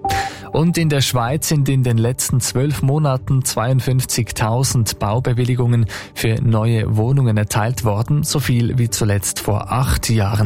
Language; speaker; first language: German; native; German